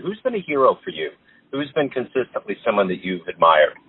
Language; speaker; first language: English; native; English